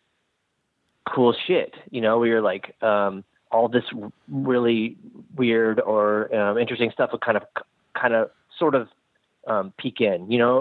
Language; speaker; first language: English; native; English